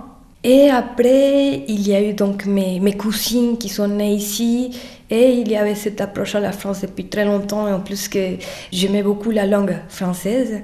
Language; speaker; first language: French; non-native, fluent; Spanish